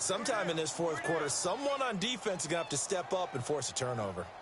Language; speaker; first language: English; native; English